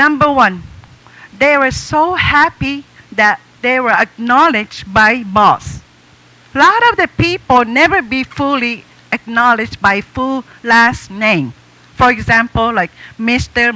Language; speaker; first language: English; non-native, fluent; Japanese